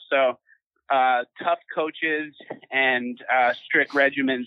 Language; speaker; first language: English; native; English